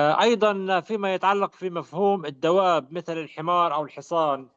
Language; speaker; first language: Arabic; native; Arabic